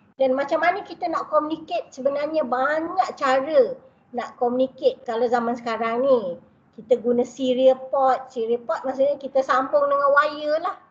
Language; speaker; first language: Malay; native; Malay